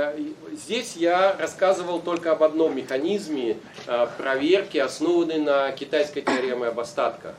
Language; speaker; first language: Russian; native; Russian